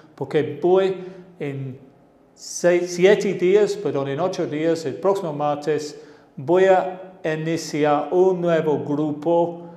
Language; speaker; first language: Spanish; non-native, fluent; English